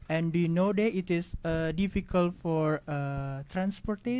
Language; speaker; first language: English; non-native, learner; Indonesian